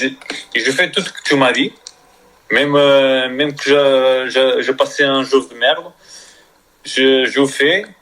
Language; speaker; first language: French; non-native, learner; Spanish